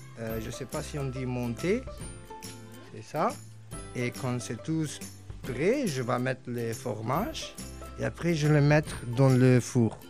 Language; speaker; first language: French; non-native, learner; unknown